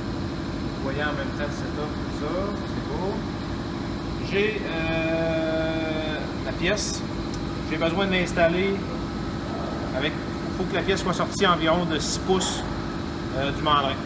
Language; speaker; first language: French; native; French